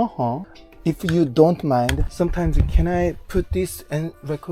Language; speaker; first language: English; non-native, learner; Korean